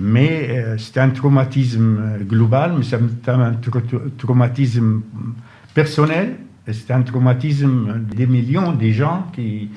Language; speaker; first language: French; non-native, fluent; Arabic